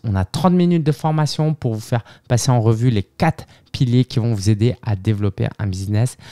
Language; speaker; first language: French; native; French